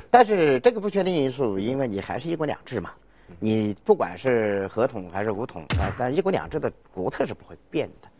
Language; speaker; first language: Chinese; native; Chinese